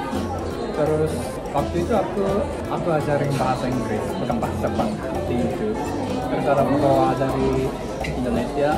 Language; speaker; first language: Indonesian; non-native, fluent; Japanese